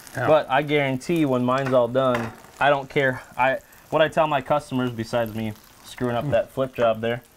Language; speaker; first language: English; native; English